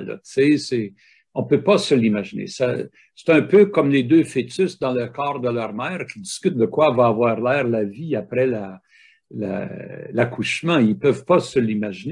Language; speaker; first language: French; native; French